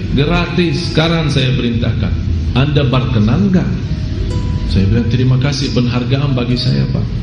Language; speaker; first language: Malay; non-native, fluent; Arabic